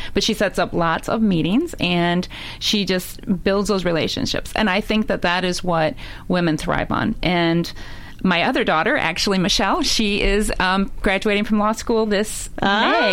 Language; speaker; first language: English; native; English